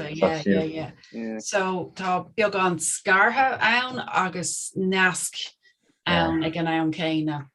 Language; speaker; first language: Irish; non-native, local second language; English